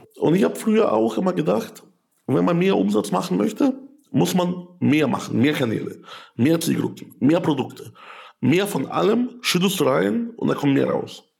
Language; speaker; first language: German; early bilingual, other home language; Russian